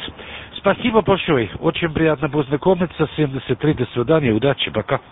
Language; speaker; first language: Russian; non-native, learner; German